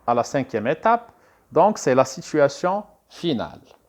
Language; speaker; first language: French; non-native, local second language; Arabic